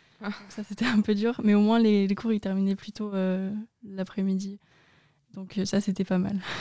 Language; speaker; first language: French; native; French